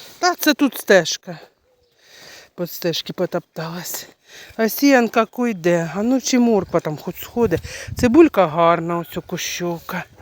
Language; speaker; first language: Ukrainian; native; Ukrainian